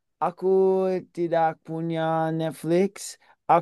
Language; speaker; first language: Indonesian; non-native, learner; English